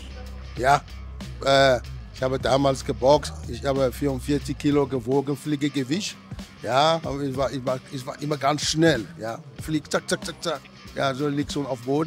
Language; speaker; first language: German; non-native, fluent; Ewe